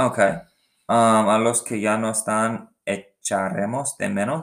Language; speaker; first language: Spanish; non-native, learner; English